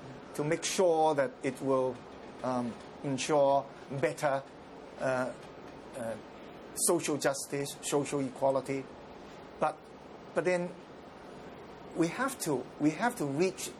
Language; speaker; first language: English; non-native, local second language; Cantonese